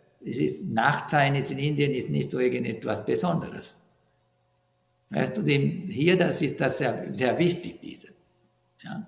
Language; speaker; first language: German; non-native, learner; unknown